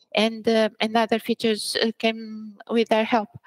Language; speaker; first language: English; early bilingual, other home language; Portuguese